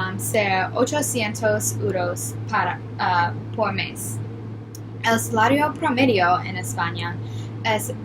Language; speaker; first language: Spanish; non-native, learner; English